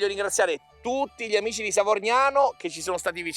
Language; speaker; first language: Italian; native; Italian